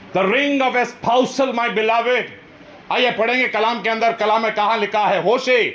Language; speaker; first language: Hindi; non-native, local second language; Marathi